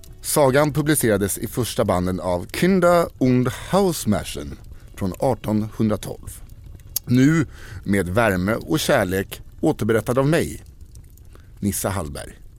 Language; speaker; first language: Swedish; native; Swedish